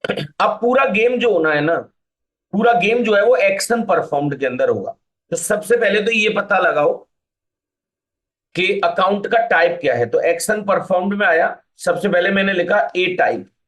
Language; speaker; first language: Hindi; native; Hindi